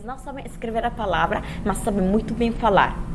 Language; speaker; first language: Portuguese; non-native, fluent; Czech